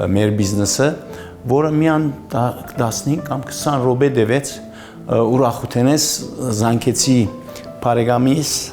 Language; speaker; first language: Armenian; early bilingual, heritage; Armenian